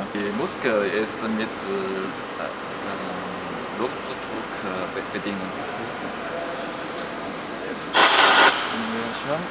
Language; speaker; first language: German; non-native, learner; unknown